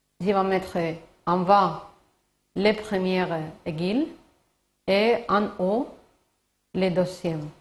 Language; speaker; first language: French; non-native, learner; Spanish